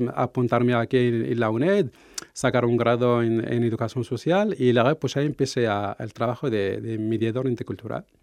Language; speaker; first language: Spanish; non-native, fluent; Arabic